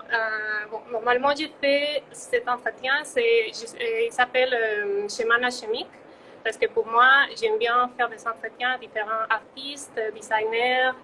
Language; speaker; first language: French; non-native, fluent; Spanish